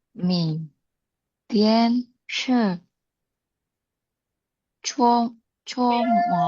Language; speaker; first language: Chinese; non-native, learner; Indonesian